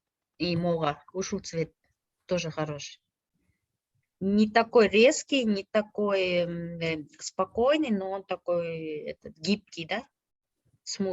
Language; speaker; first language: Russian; non-native, local second language; Kyrgyz